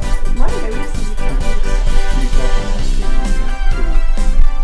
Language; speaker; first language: French; native; French